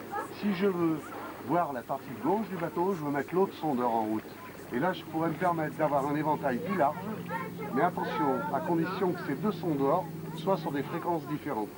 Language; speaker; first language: French; native; French